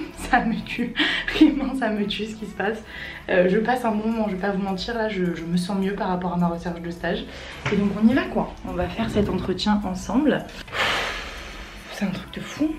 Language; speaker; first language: French; native; French